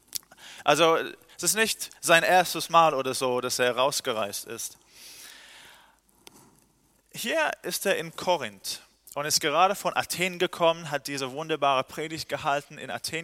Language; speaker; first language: German; non-native, fluent; English